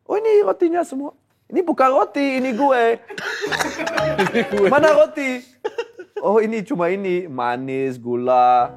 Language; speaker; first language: Indonesian; non-native, fluent; Dutch